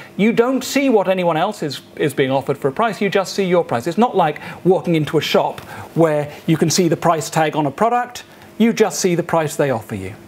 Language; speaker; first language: English; native; English